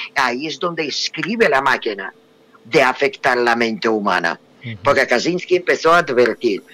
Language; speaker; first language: Spanish; non-native, fluent; Russian